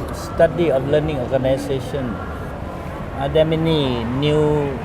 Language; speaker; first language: English; non-native, fluent; Thai